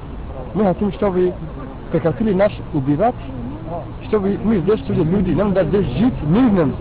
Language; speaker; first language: Russian; non-native, learner; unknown